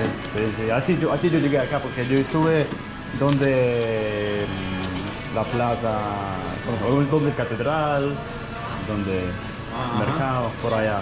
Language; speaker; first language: Spanish; non-native, fluent; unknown